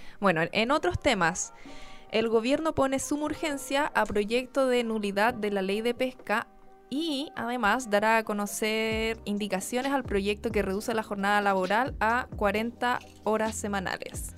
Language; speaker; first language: Spanish; native; Spanish